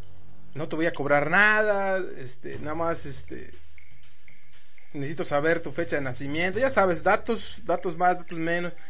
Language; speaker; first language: Spanish; native; Spanish